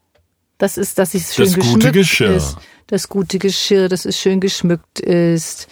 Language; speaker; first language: German; native; German